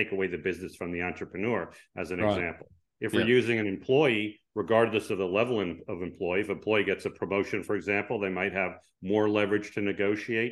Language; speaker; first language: English; native; English